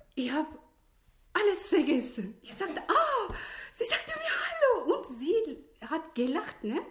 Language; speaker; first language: German; non-native, learner; Turkish